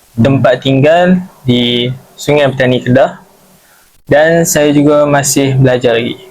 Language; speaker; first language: Malay; native; Malay